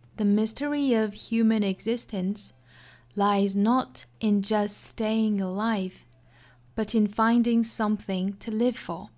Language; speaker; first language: English; non-native, fluent; Chinese